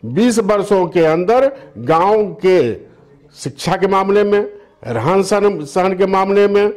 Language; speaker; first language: Hindi; native; Hindi